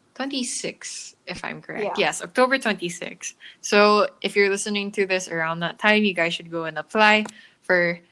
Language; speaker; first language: English; non-native, local second language; Filipino